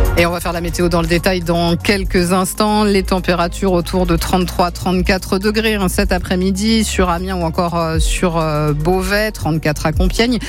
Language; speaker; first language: French; native; French